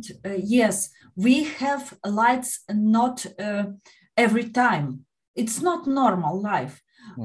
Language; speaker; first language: English; non-native, learner; Ukrainian